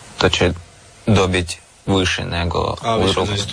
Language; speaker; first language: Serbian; non-native, learner; Russian